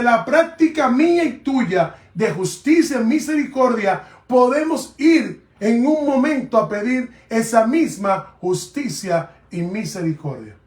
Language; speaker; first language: Spanish; native; Spanish